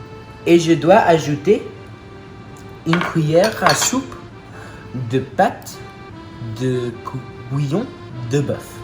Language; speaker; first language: French; non-native, learner; English